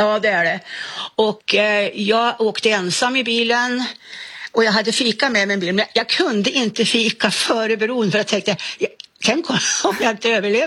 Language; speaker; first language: Swedish; native; Swedish